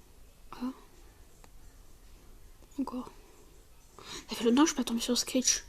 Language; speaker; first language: French; native; French